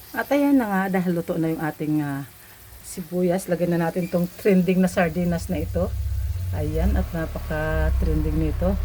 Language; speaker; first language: Filipino; non-native, local second language; Hiligaynon